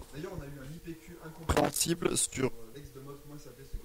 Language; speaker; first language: French; native; French